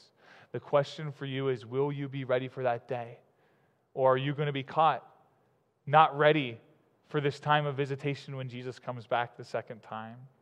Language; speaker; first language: English; native; English